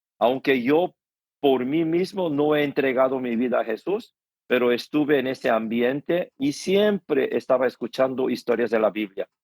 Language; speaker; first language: Spanish; non-native, fluent; Korean